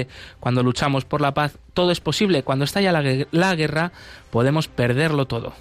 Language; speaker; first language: Spanish; native; Spanish